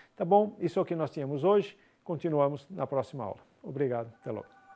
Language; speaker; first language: Portuguese; native; Portuguese